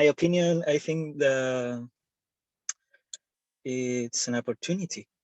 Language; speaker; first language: English; non-native, learner; Spanish